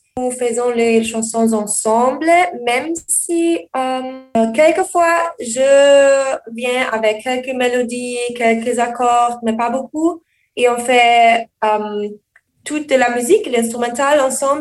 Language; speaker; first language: French; non-native, learner; German